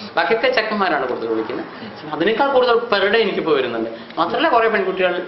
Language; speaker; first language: Malayalam; non-native, local second language; Hindi